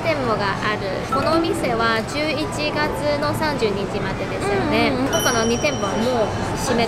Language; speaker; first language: Japanese; non-native, fluent; Chinese